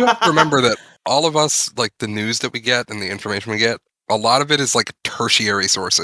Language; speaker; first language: English; native; English